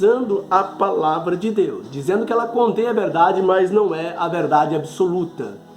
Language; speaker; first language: Portuguese; native; Portuguese